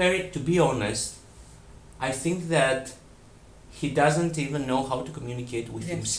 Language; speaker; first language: English; non-native, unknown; Greek